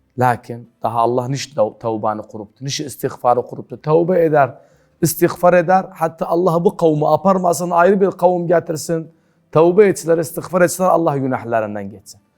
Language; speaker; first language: Turkish; native; Turkish